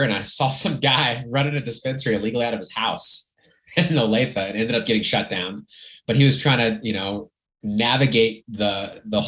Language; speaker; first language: English; native; English